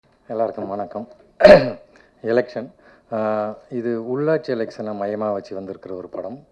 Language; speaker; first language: Tamil; native; Tamil